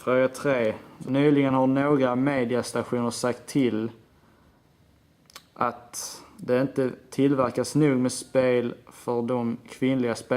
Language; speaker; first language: Swedish; native; Swedish